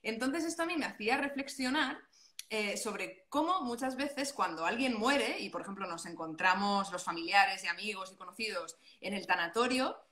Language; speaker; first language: Spanish; non-native, local second language; Catalan